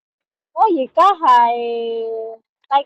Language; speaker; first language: Chinese; non-native, learner; Indonesian